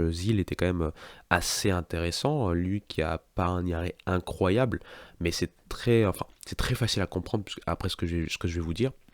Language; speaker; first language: French; native; French